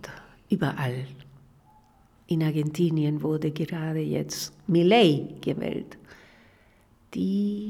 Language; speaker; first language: German; non-native, fluent; Spanish